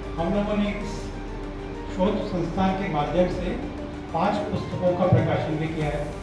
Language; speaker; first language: Hindi; native; Hindi